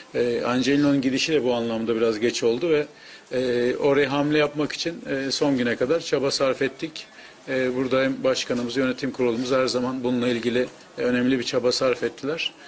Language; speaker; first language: Turkish; native; Turkish